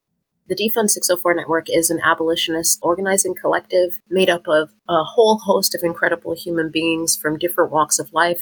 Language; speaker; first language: English; native; English